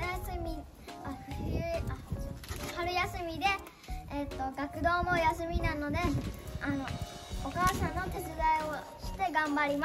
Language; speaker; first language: Japanese; early bilingual, other home language; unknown